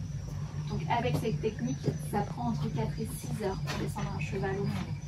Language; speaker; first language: French; native; French